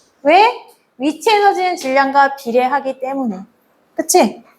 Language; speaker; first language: Korean; native; Korean